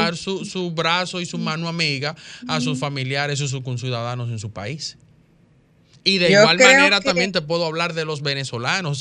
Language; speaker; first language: Spanish; native; Spanish